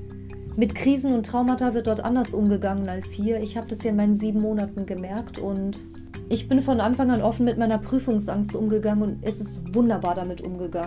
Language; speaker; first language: German; native; German